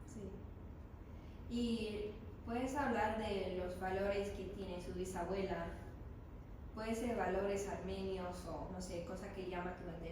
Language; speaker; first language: Spanish; non-native, learner; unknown